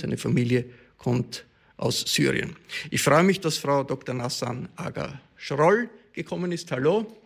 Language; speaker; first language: German; native; German